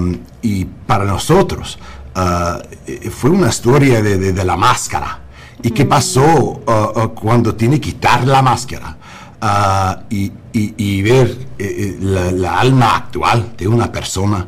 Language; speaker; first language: Spanish; non-native, learner; English